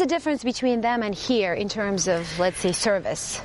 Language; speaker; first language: English; non-native, fluent; Uzbek